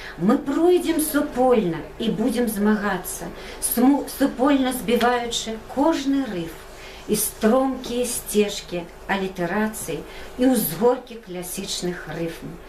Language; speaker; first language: Belarusian; native; Belarusian